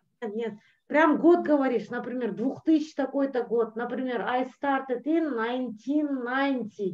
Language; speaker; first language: Russian; native; Russian